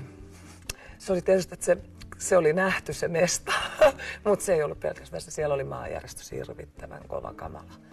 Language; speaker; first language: Finnish; native; Finnish